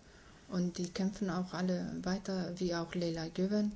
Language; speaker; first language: German; non-native, learner; Kurdish